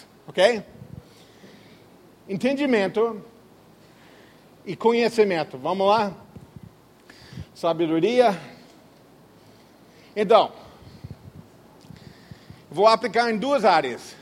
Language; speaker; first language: Portuguese; non-native, fluent; English